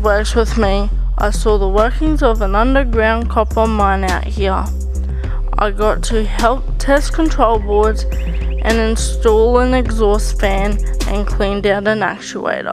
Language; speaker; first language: English; native; English